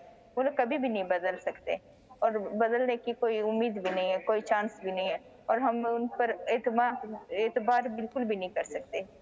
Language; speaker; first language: Hindi; non-native, fluent; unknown